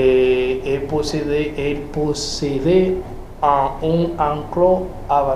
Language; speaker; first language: French; non-native, learner; Spanish